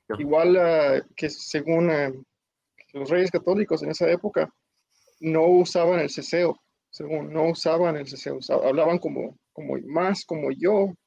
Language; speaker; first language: Spanish; early bilingual, heritage; Spanish